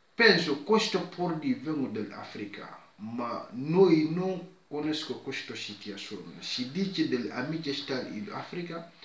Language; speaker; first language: Italian; non-native, learner; Bambara